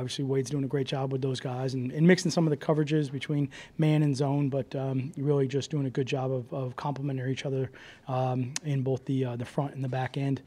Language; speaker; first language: English; native; English